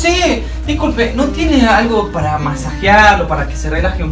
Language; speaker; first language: Spanish; native; Spanish